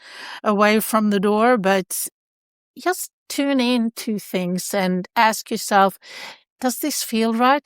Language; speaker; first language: English; non-native, fluent; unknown